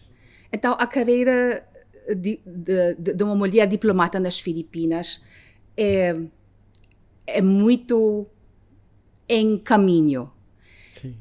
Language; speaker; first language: Portuguese; non-native, fluent; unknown